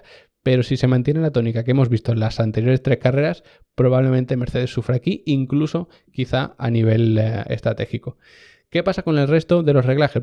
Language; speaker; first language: Spanish; native; Spanish